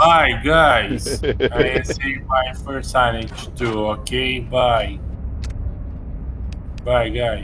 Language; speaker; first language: English; non-native, learner; Portuguese